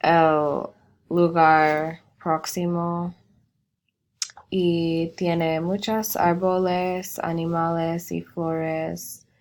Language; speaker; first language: Spanish; non-native, learner; English